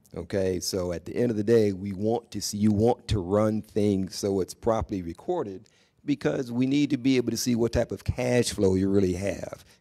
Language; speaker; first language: English; native; English